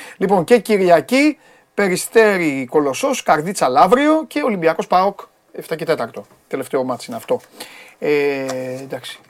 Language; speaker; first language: Greek; native; Greek